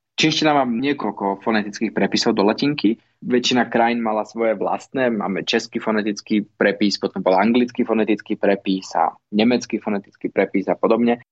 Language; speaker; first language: Slovak; native; Slovak